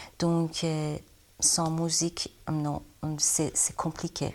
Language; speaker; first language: French; non-native, learner; Persian